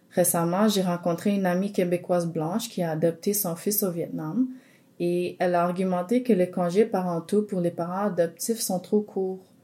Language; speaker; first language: French; non-native, local second language; English